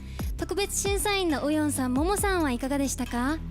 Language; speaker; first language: Japanese; native; Japanese